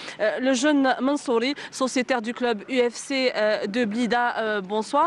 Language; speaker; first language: French; non-native, local second language; Arabic